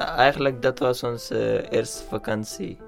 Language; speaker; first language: Dutch; non-native, learner; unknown